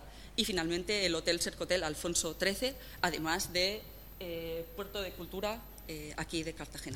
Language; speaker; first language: Spanish; native; Spanish